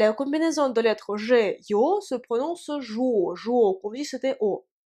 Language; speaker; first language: French; non-native, fluent; Russian